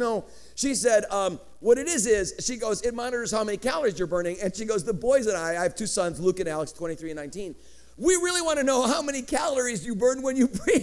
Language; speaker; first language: English; early bilingual, other home language; Greek